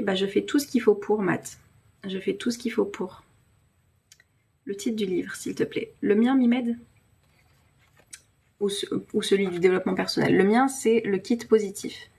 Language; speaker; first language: French; native; French